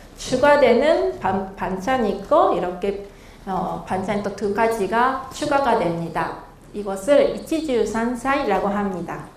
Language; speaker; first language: Korean; non-native, fluent; Japanese